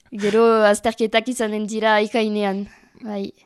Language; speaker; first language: Basque; non-native, learner; French